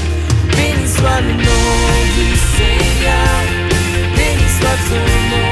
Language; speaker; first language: French; non-native, fluent; Arabic